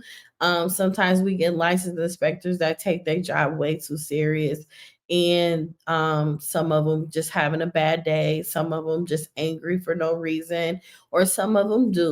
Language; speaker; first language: English; native; English